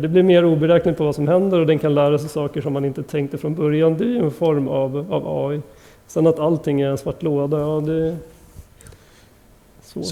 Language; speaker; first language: Swedish; native; Swedish